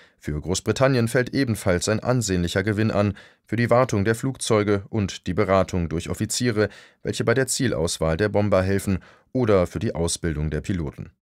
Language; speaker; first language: German; native; German